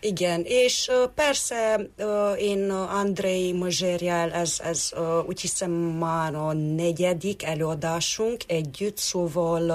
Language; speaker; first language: Hungarian; non-native, local second language; Romanian